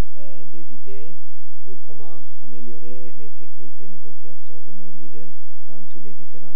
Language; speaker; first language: French; non-native, fluent; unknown